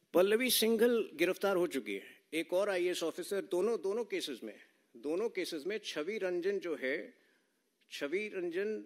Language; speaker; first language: Hindi; native; Hindi